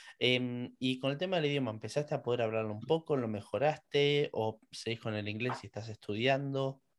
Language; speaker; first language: Spanish; native; Spanish